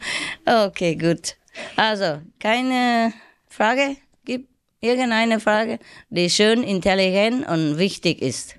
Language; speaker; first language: German; non-native, learner; Vietnamese